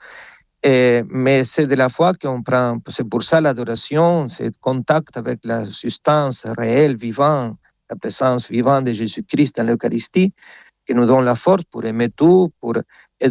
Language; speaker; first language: French; non-native, fluent; Spanish